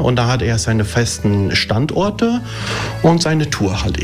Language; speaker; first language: German; early bilingual, other home language; Italian